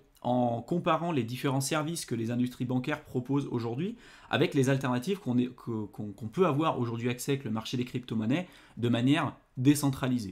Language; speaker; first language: French; native; French